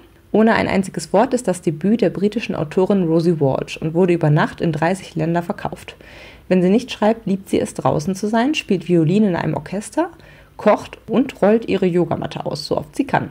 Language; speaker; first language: German; native; German